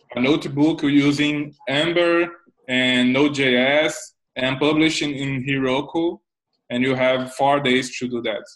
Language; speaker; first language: English; non-native, learner; Portuguese